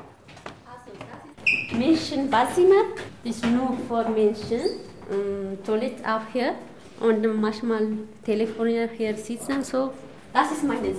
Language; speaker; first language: German; non-native, learner; Amharic